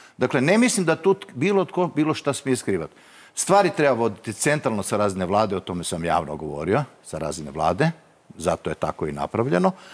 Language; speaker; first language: Croatian; native; Croatian